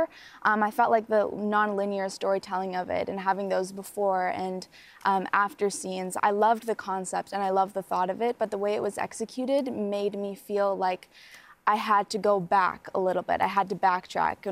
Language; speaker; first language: English; native; English